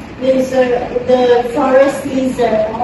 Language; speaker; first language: English; non-native, local second language; Malay